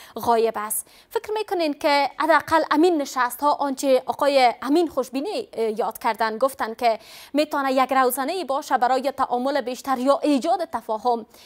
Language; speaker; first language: Persian; native; Persian